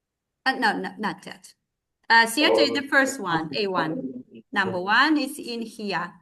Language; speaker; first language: English; non-native, fluent; Kazakh